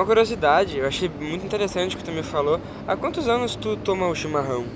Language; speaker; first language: Portuguese; native; Portuguese